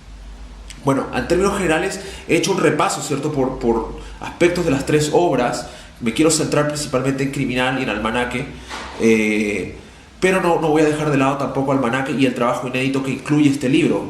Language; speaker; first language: Spanish; native; Spanish